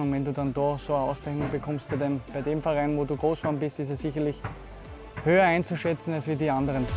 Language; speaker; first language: German; native; German